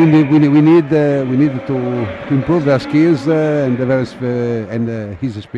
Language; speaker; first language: English; non-native, fluent; Italian